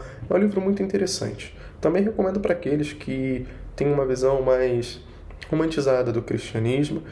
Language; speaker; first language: Portuguese; native; Portuguese